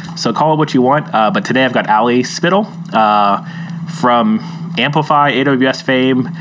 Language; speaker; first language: English; native; English